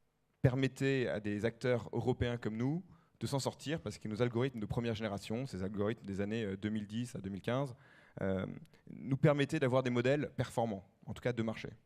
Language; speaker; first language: French; native; French